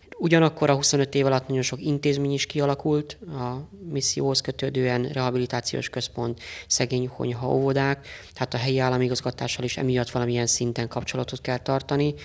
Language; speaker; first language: Hungarian; native; Hungarian